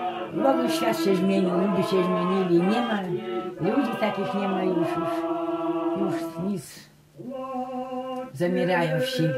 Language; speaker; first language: Polish; non-native, local second language; Ukrainian